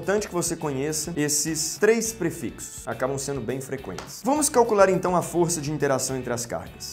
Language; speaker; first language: Portuguese; native; Portuguese